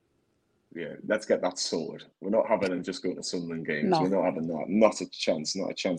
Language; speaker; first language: English; native; English